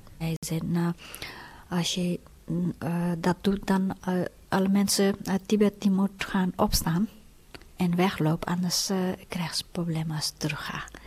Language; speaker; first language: Dutch; non-native, fluent; Tibetan